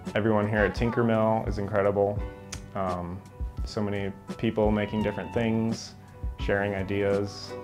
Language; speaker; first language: English; native; English